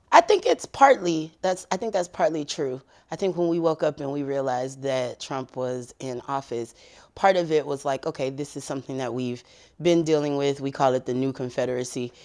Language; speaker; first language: English; native; English